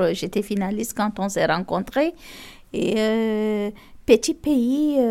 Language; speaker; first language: French; non-native, local second language; Fula